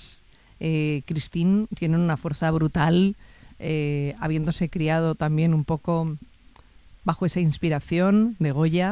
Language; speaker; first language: Spanish; native; Spanish